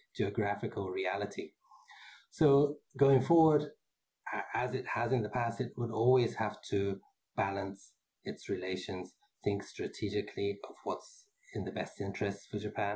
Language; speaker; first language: English; native; English